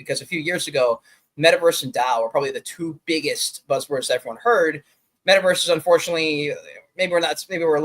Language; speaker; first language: English; native; English